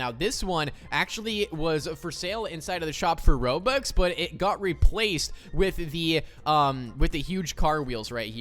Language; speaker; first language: English; native; English